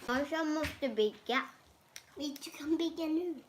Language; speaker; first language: Swedish; early bilingual, other home language; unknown